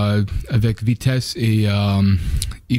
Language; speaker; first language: French; non-native, learner; English